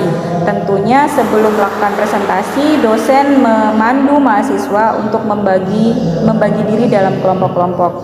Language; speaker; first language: Indonesian; native; Indonesian